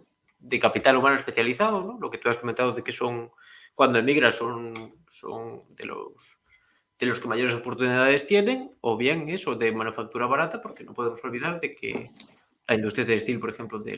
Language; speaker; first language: Spanish; native; Spanish